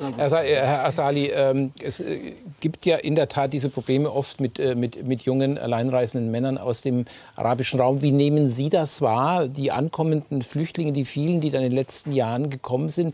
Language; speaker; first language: German; native; German